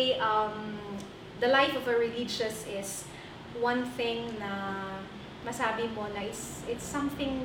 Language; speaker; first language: English; non-native, local second language; Cebuano